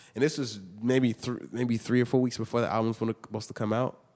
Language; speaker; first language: English; native; English